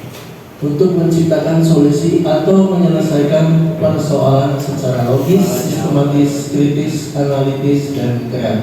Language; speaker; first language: Indonesian; native; Indonesian